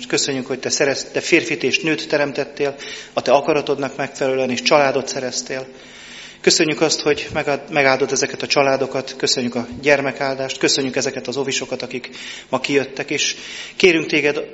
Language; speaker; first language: Hungarian; native; Hungarian